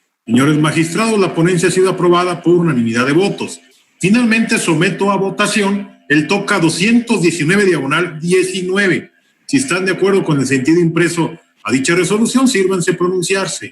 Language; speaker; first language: Spanish; native; Spanish